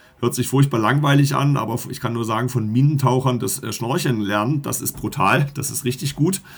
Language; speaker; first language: German; native; German